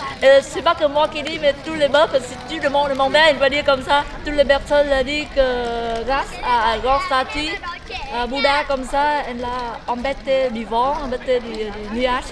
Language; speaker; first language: French; non-native, learner; Vietnamese